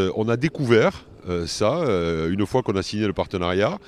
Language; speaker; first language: French; native; French